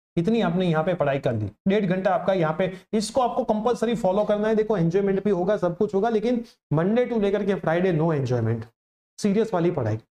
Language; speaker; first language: Hindi; non-native, local second language; Gujarati